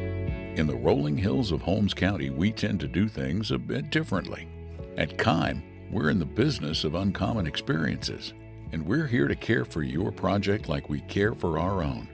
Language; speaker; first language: English; native; English